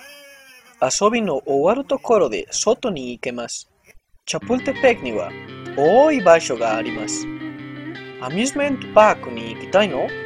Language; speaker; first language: Japanese; non-native, learner; Spanish